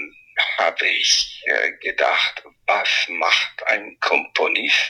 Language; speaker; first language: German; non-native, fluent; Italian